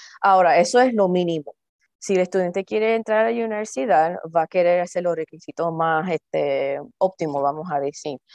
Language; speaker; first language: Spanish; early bilingual, heritage; Spanish